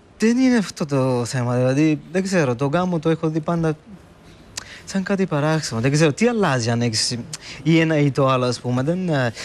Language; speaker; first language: Greek; non-native, learner; Italian